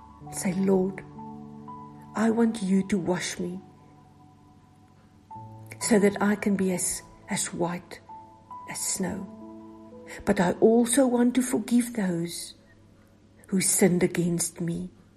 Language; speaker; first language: English; non-native, local second language; Afrikaans